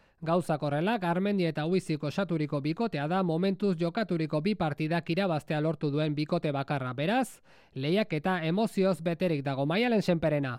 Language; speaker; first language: Basque; native; Basque